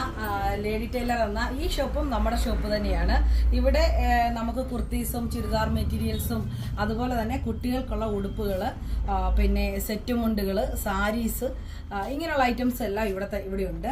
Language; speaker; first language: Malayalam; native; Malayalam